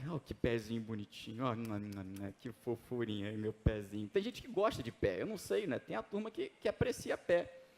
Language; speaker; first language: Portuguese; native; Portuguese